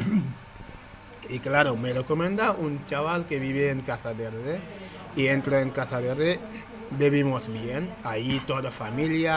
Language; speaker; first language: Spanish; non-native, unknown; Wolof